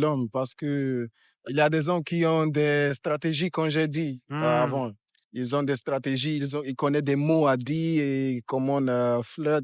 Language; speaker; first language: French; non-native, fluent; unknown